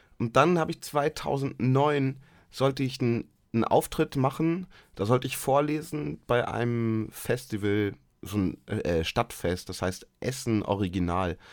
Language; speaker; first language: German; native; German